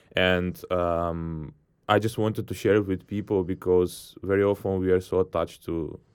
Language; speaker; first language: English; non-native, fluent; Bulgarian